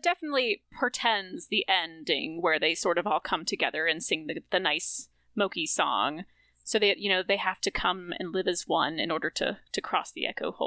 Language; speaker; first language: English; native; English